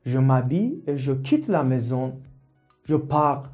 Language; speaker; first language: French; non-native, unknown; Persian